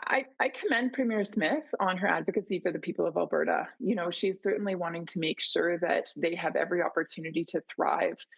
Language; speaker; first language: English; native; English